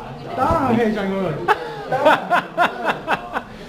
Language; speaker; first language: Chinese; non-native, learner; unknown